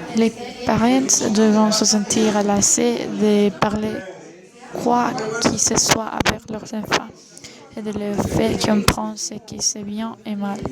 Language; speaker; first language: French; non-native, learner; Spanish